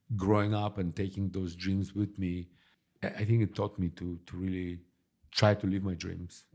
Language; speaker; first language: English; early bilingual, other home language; Russian